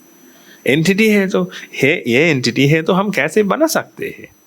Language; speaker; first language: Hindi; non-native, fluent; Sinhala